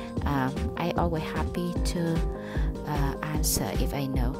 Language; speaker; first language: English; non-native, learner; Vietnamese